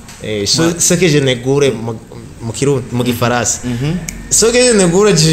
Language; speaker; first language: French; non-native, learner; Rundi